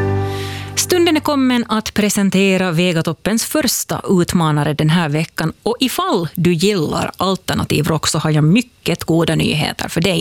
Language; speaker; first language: Swedish; native; Swedish